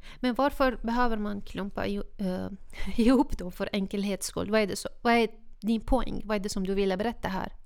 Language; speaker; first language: Swedish; non-native, fluent; Arabic